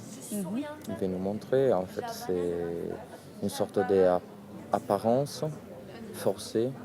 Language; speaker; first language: French; non-native, fluent; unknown